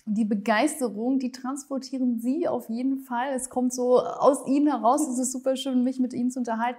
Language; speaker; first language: German; native; German